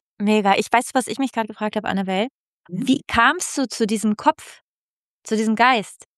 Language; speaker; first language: German; native; German